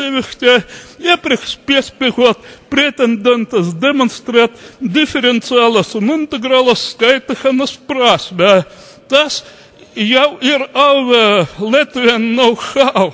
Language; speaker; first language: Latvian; non-native, local second language; Russian